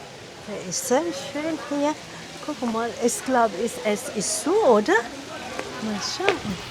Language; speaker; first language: German; non-native, learner; Filipino